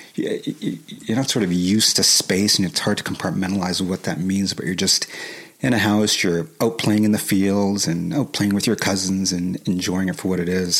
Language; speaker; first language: English; native; English